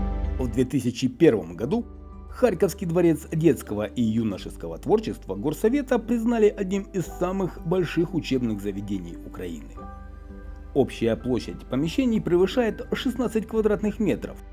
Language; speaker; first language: Russian; native; Russian